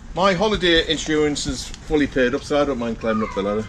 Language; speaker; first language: English; native; English